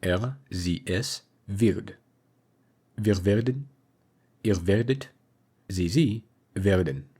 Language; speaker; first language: German; non-native, fluent; English